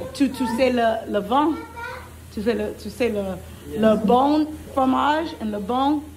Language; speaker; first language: French; non-native, learner; English